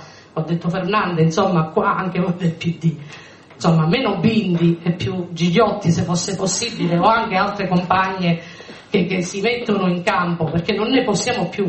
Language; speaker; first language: Italian; native; Italian